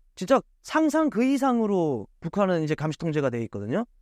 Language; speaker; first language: Korean; native; Korean